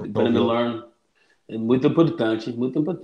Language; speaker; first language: Portuguese; non-native, learner; English